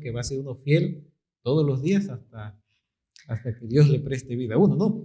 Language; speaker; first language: Spanish; native; Spanish